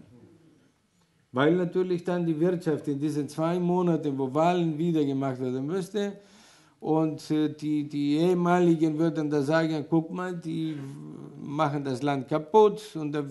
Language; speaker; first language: German; non-native, fluent; Greek